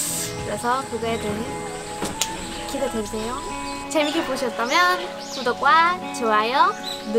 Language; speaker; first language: Korean; non-native, fluent; English